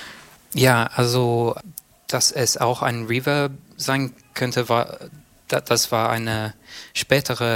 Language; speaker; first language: German; non-native, learner; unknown